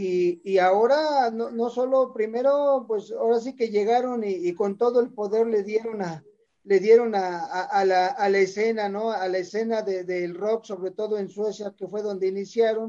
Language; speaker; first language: Spanish; native; Spanish